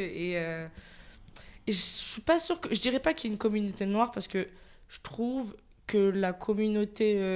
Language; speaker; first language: French; native; French